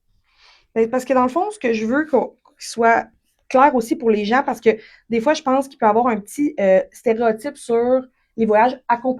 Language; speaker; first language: French; native; French